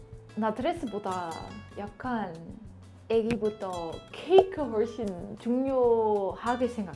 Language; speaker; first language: Korean; non-native, learner; Dutch